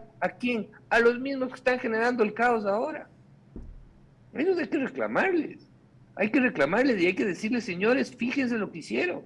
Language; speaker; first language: Spanish; native; Spanish